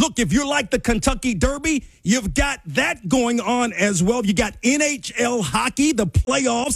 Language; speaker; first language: English; native; English